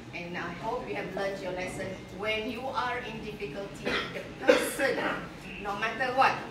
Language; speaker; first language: English; non-native, local second language; Malay